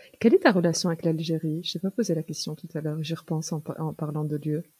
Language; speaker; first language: French; native; French